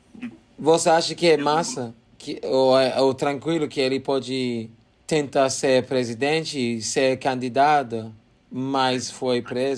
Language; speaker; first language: Portuguese; non-native, learner; English